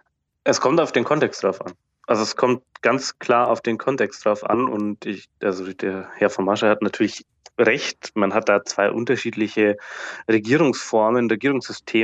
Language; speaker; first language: German; native; German